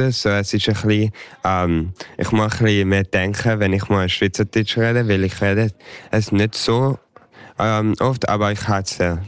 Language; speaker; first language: German; early bilingual, heritage; English